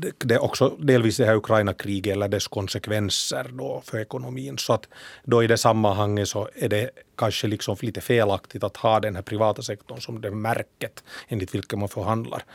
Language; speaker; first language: Swedish; native; Swedish